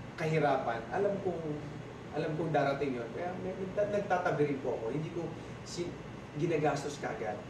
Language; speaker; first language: Filipino; native; Filipino